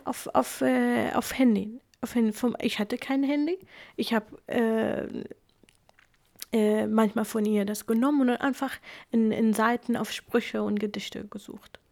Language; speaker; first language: German; early bilingual, other home language; Kurdish